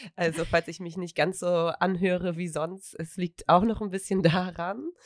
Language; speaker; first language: German; native; German